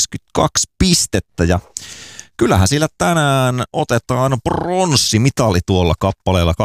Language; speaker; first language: Finnish; native; Finnish